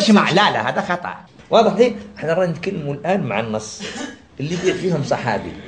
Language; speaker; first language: Arabic; native; Arabic